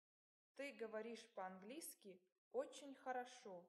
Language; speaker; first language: Russian; non-native, learner; English